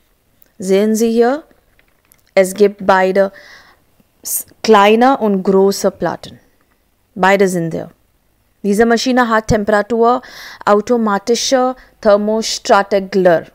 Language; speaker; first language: German; non-native, learner; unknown